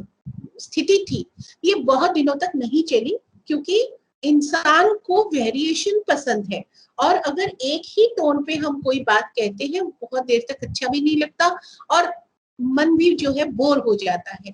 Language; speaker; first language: Hindi; non-native, fluent; Bangla